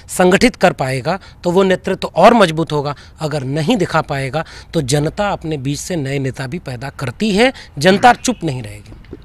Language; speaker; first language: Hindi; native; Hindi